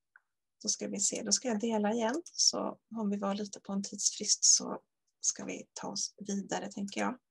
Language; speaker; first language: Swedish; native; Swedish